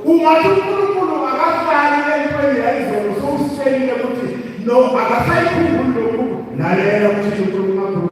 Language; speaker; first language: Zulu; non-native, local second language; South Ndebele